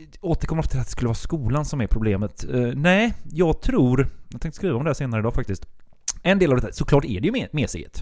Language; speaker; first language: Swedish; native; Swedish